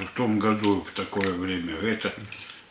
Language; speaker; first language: Russian; native; Russian